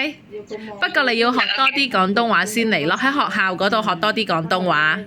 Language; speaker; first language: Cantonese; native; Cantonese